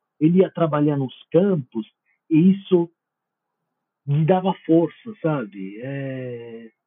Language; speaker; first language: Portuguese; non-native, fluent; Italian